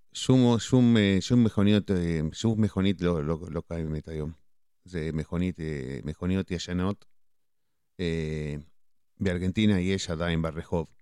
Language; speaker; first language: Hebrew; non-native, fluent; Spanish